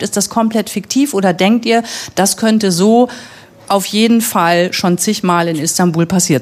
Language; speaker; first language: German; native; German